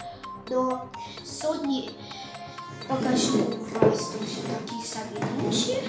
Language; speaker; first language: Russian; early bilingual, heritage; Russian